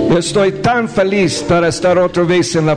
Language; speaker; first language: Spanish; non-native, learner; English